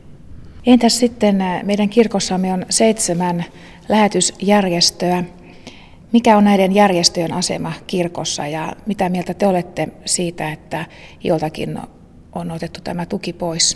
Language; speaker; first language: Finnish; native; Finnish